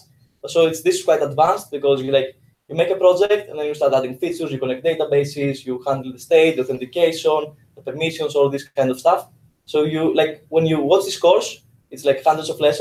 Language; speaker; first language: English; non-native, fluent; Greek